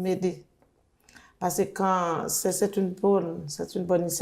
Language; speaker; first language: French; non-native, learner; Haitian Creole